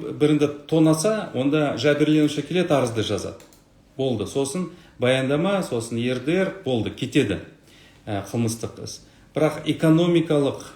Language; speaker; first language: Kazakh; non-native, local second language; Russian